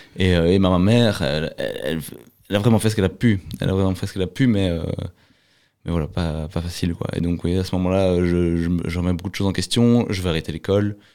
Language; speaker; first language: French; native; French